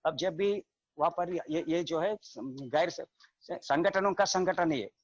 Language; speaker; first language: Hindi; non-native, local second language; Telugu